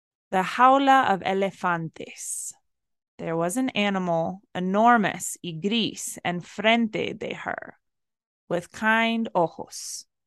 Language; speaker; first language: English; native; English